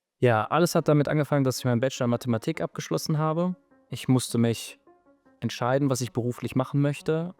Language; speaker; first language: German; native; German